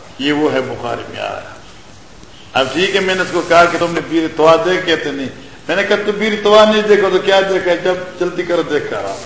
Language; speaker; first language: Urdu; native; Urdu